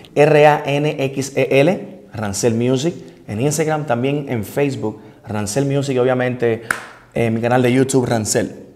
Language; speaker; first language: Spanish; native; Spanish